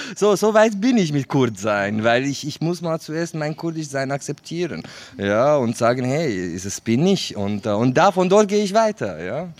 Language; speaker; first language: German; non-native, fluent; Kurdish